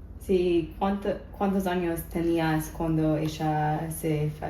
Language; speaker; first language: Spanish; non-native, learner; English